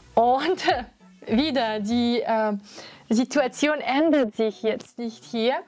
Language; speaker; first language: German; non-native, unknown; Russian